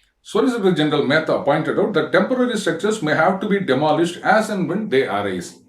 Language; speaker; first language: English; non-native, local second language; Tamil